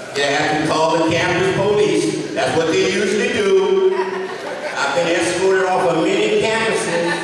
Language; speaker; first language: English; native; English